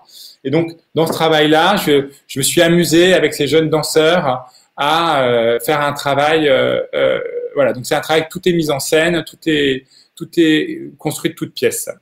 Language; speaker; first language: French; native; French